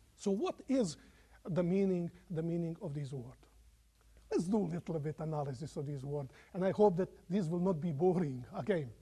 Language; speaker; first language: English; non-native, fluent; Croatian